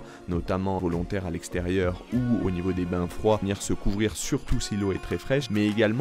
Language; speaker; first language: French; native; French